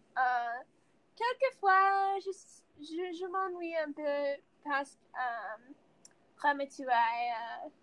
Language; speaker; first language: French; non-native, learner; English